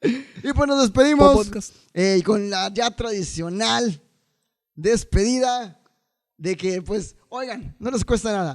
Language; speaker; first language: Spanish; native; Spanish